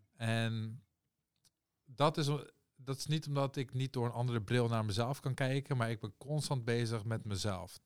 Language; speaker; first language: Dutch; early bilingual, other home language; Persian